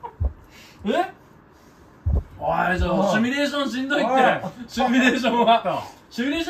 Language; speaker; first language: Japanese; native; Japanese